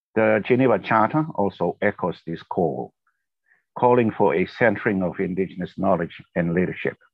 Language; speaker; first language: English; non-native, fluent; Tongan